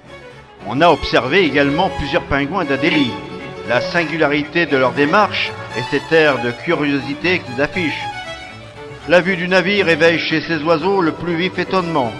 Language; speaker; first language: French; native; French